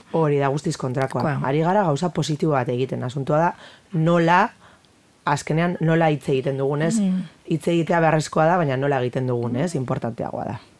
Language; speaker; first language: Basque; native; Basque